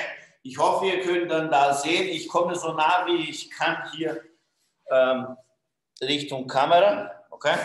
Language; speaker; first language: German; non-native, fluent; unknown